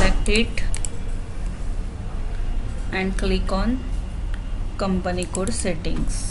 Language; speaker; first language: English; non-native, local second language; Hindi